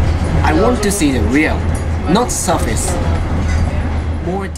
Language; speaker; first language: English; non-native, learner; Japanese